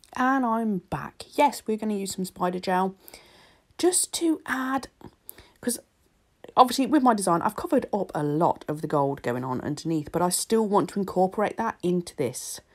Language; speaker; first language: English; native; English